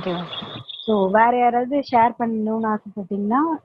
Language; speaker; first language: Tamil; native; Tamil